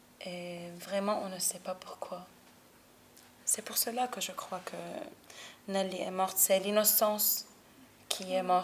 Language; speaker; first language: French; non-native, local second language; Arabic